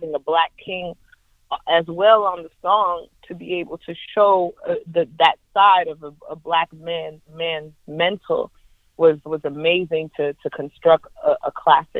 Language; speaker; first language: English; native; English